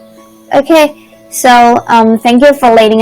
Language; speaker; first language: English; non-native, learner; Chinese